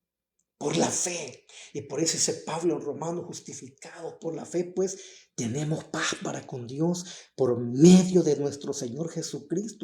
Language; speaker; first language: Spanish; native; Spanish